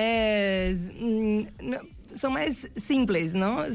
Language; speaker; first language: Catalan; non-native, local second language; Spanish